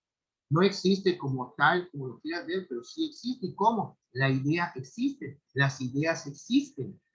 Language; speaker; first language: Spanish; native; Spanish